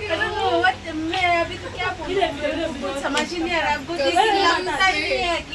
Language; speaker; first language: Hindi; non-native, local second language; Assamese